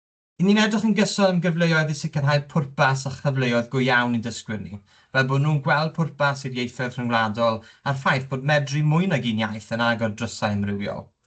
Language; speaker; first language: Welsh; native; Welsh